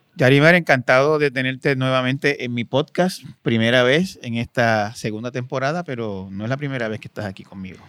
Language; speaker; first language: Spanish; native; Spanish